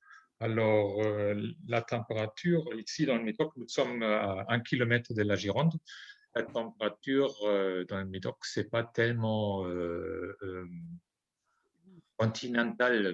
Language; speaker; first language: French; non-native, fluent; German